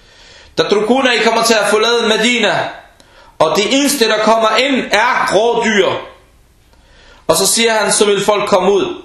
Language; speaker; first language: Danish; early bilingual, other home language; Arabic